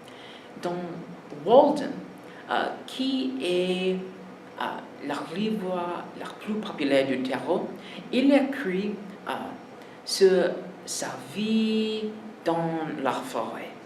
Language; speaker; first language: French; non-native, learner; English